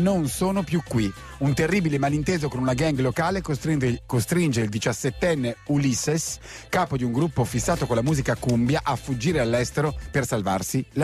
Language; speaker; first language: Italian; native; Italian